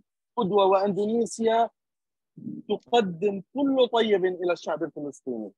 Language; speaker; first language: Arabic; native; Arabic